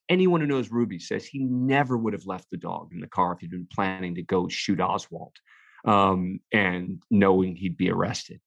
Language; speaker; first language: English; native; English